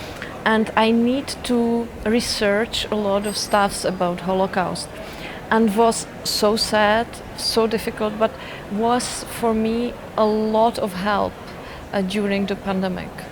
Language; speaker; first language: English; non-native, fluent; Czech